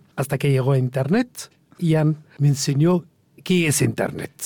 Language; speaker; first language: Spanish; non-native, fluent; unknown